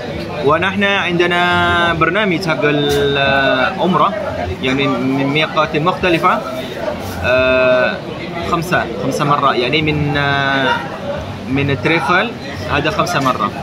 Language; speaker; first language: Arabic; non-native, fluent; Indonesian